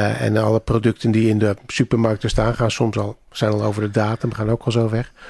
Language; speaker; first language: Dutch; native; Dutch